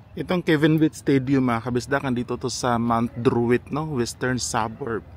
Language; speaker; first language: Filipino; non-native, local second language; Cebuano